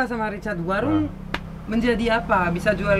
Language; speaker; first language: Indonesian; non-native, fluent; French